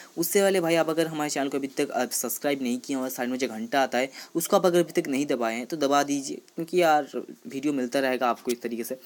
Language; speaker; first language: Hindi; non-native, local second language; Bangla